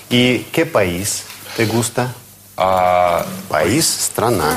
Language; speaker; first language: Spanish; non-native, fluent; Russian